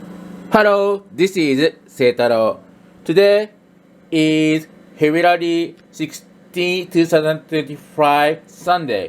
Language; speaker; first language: English; non-native, learner; Japanese